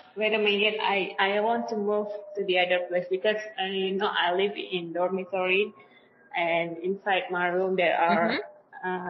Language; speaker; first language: English; non-native, learner; Indonesian